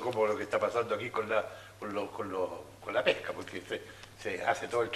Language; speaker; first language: Spanish; native; Spanish